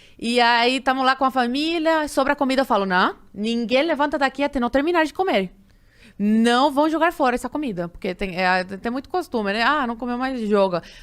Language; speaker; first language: Portuguese; non-native, fluent; Spanish